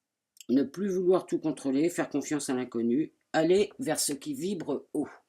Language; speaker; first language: French; native; French